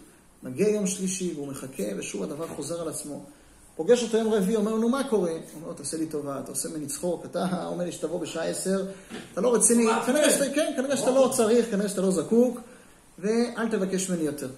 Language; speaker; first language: Hebrew; native; Hebrew